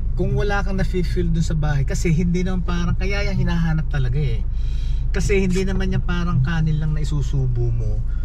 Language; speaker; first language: Filipino; native; Filipino